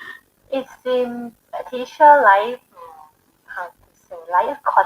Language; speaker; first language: English; non-native, learner; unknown